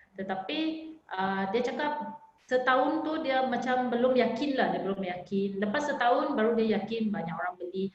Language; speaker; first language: Malay; non-native, local second language; Iban